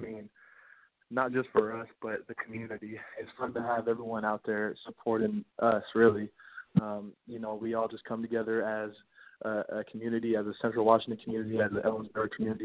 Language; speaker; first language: English; native; English